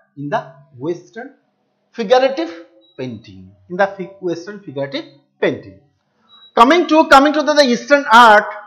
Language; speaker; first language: English; non-native, local second language; Hindi